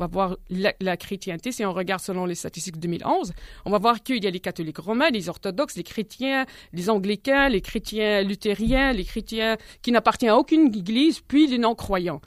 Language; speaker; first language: French; non-native, local second language; Arabic